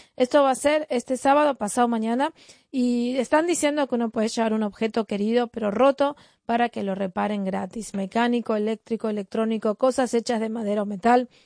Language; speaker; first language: Spanish; native; Spanish